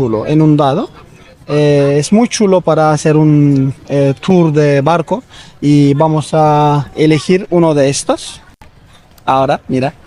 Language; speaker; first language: Spanish; non-native, learner; Turkish